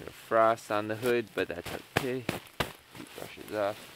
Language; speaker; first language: English; native; English